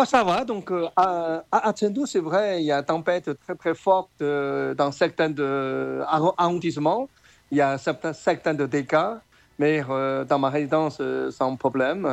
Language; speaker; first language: French; non-native, fluent; Chinese